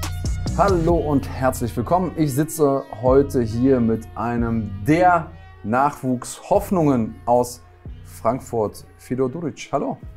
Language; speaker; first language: German; native; German